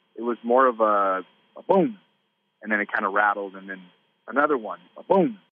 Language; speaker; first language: English; native; English